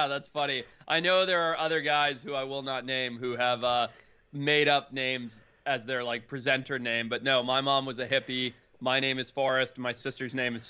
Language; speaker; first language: English; native; English